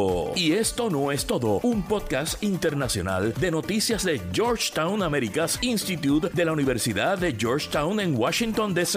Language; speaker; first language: Spanish; native; Spanish